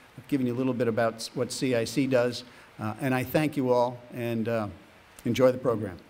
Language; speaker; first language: English; native; English